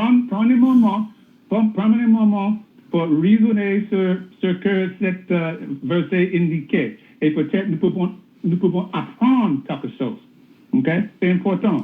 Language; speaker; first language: French; non-native, learner; English